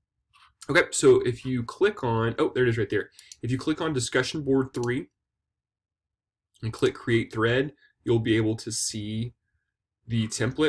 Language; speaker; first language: English; native; English